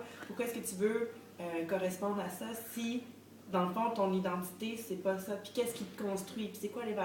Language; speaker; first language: French; native; French